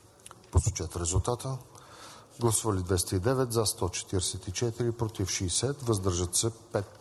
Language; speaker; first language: Bulgarian; native; Bulgarian